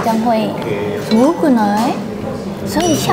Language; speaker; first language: Chinese; non-native, fluent; Japanese